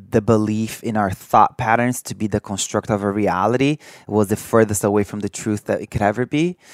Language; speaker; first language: English; early bilingual, other home language; Portuguese